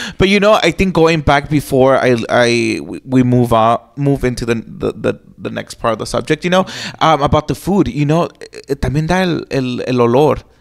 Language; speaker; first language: English; early bilingual, other home language; Spanish